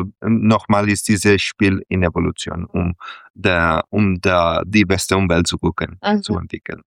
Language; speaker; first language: German; non-native, fluent; Catalan